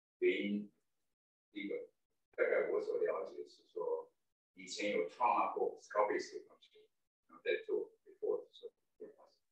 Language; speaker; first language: Chinese; native; Chinese